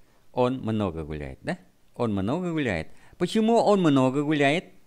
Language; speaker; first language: Russian; non-native, fluent; Vietnamese